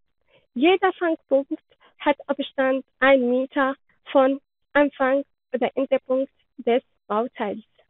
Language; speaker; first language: German; non-native, learner; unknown